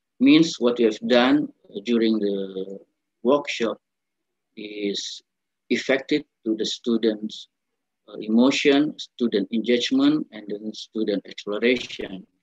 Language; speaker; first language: English; non-native, learner; Indonesian